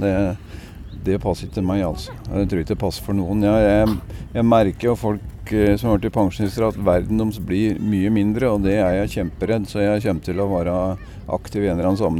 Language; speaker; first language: Norwegian; native; Norwegian